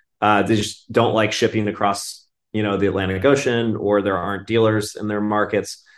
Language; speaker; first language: English; native; English